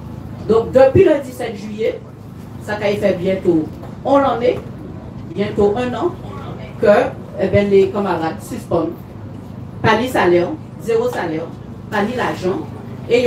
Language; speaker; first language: French; native; French